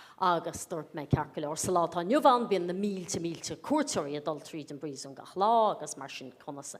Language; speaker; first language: Irish; native; Irish